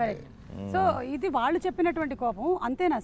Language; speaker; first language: Telugu; native; Telugu